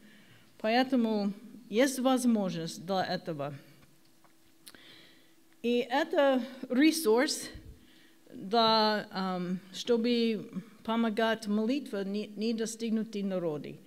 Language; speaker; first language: Russian; non-native, learner; English